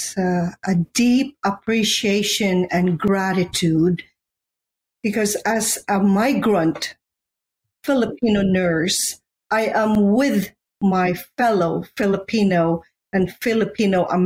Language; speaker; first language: English; non-native, local second language; Hiligaynon